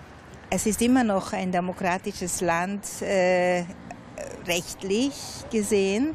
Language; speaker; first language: German; non-native, fluent; Hungarian